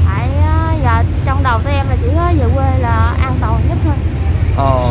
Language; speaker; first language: Vietnamese; native; Vietnamese